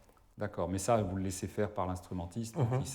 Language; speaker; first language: French; native; French